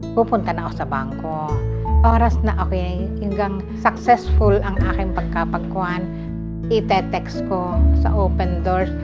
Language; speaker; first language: Filipino; native; Filipino